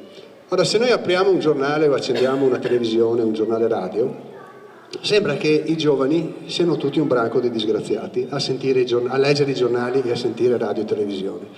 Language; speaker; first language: Italian; native; Italian